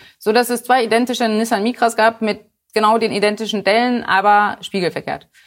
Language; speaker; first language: German; early bilingual, other home language; Polish